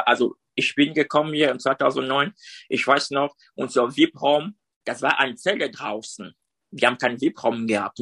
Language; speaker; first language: German; non-native, learner; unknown